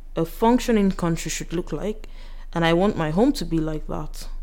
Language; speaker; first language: English; non-native, local second language; Yoruba